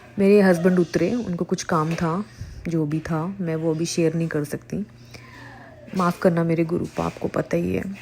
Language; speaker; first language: Hindi; native; Hindi